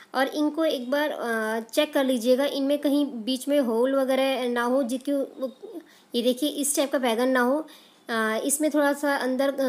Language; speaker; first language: Hindi; native; Hindi